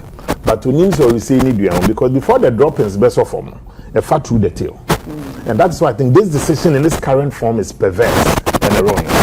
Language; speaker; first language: English; non-native, local second language; Akan